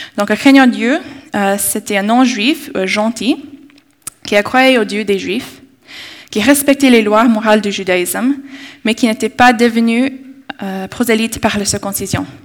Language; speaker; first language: French; non-native, fluent; English